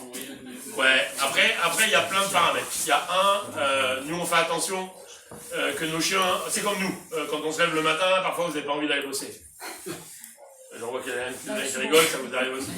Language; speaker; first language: French; native; French